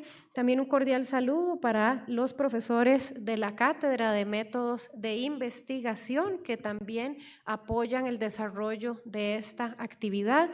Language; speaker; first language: Spanish; native; Spanish